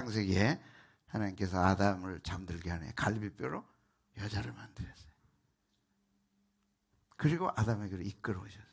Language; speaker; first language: Korean; native; Korean